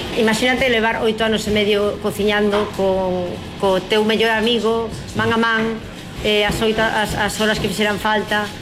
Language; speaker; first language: Galician; native; Galician